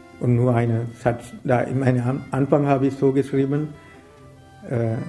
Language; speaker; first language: German; non-native, learner; Sinhala